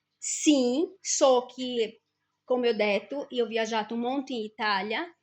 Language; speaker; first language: Italian; non-native, fluent; Portuguese